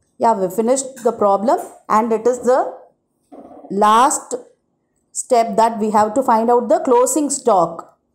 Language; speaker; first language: English; non-native, local second language; Tamil